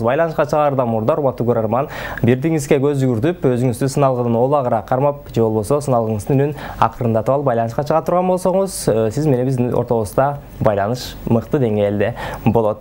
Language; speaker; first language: Kyrgyz; native; Kyrgyz